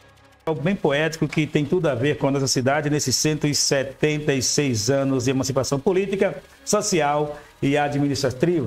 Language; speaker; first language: Portuguese; native; Portuguese